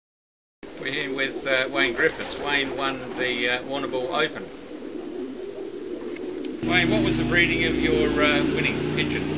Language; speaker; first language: English; native; English